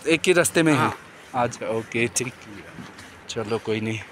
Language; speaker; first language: Hindi; non-native, local second language; Nepali